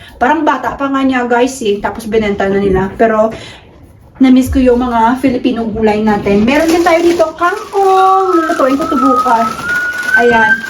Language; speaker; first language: Filipino; non-native, local second language; Cebuano